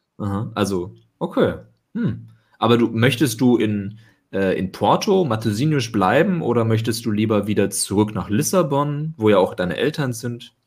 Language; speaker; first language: German; native; German